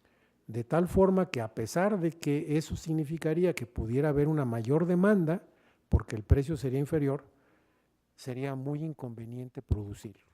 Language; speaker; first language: Spanish; native; Spanish